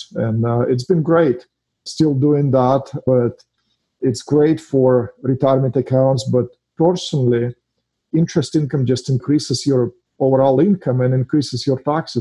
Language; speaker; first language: English; non-native, fluent; Russian